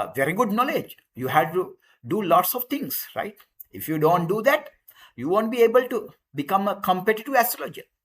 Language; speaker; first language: English; non-native, local second language; Sinhala